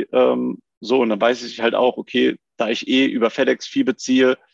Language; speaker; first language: German; native; German